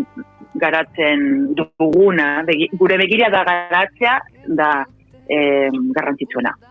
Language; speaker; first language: Basque; non-native, local second language; Spanish